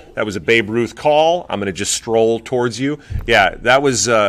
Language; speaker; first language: English; native; English